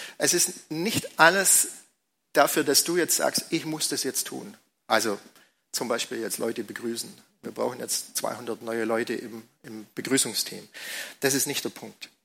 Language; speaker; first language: German; native; German